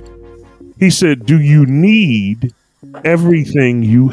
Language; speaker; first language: English; native; English